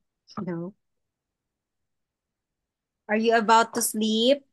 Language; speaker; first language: English; non-native, local second language; Filipino